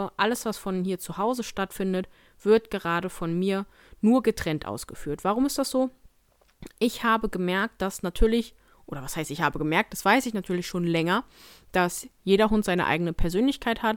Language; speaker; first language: German; native; German